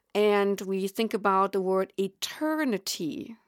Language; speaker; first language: English; non-native, fluent; German